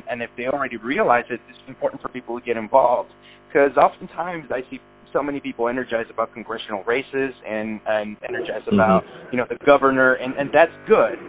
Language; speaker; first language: English; early bilingual, other home language; Spanish